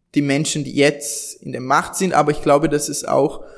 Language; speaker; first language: German; non-native, fluent; Portuguese